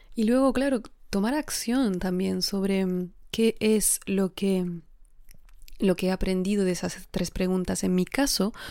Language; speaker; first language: Spanish; non-native, fluent; French